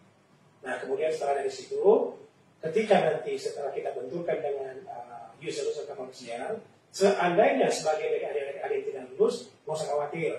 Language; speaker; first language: Indonesian; native; Indonesian